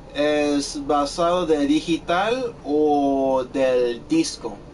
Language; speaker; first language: Spanish; early bilingual, heritage; Spanish